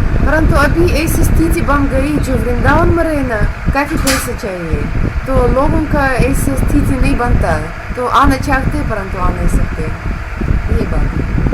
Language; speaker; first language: Hindi; non-native, fluent; Russian